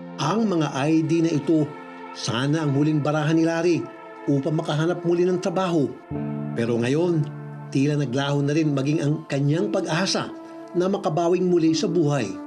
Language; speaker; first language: Filipino; native; Filipino